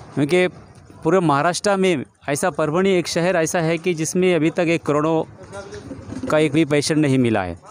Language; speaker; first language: Hindi; non-native, local second language; Urdu